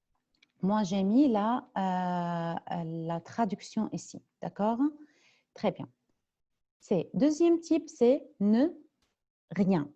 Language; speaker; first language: French; non-native, fluent; Arabic